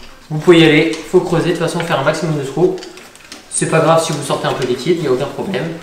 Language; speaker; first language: French; native; French